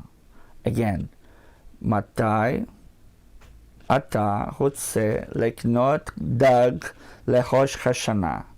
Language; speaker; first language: Hebrew; non-native, learner; Portuguese